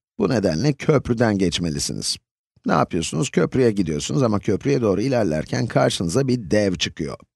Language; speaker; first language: Turkish; native; Turkish